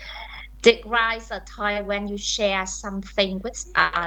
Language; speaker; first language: English; non-native, fluent; Vietnamese